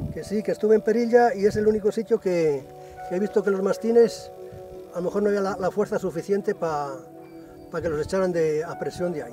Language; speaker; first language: Spanish; native; Spanish